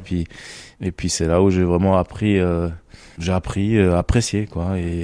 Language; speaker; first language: French; non-native, fluent; German